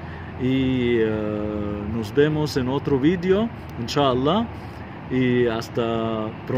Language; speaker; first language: Spanish; non-native, fluent; Arabic